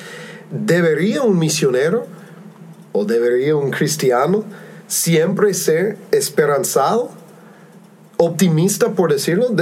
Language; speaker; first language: Spanish; non-native, fluent; English